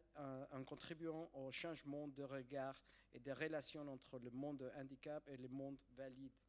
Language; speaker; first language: French; non-native, fluent; Spanish